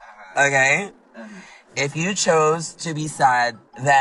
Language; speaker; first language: English; non-native, local second language; Cebuano